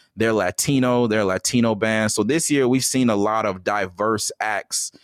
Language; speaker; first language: English; native; English